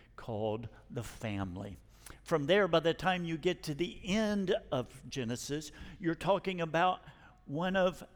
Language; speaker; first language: English; native; English